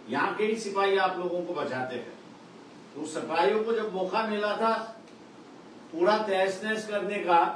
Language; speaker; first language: Hindi; non-native, local second language; Marathi